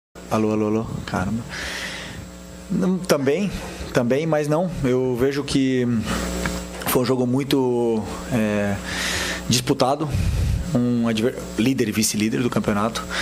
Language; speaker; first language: Portuguese; native; Portuguese